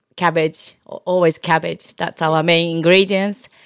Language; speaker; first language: English; non-native, learner; Japanese